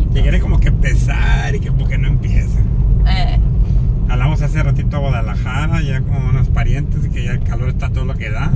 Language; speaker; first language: Spanish; native; Spanish